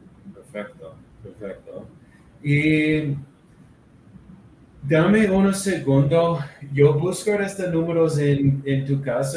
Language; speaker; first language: Spanish; non-native, learner; English